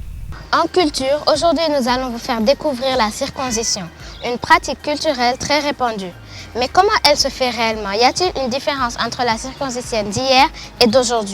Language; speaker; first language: French; non-native, local second language; Wolof